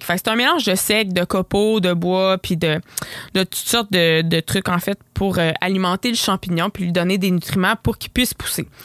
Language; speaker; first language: French; native; French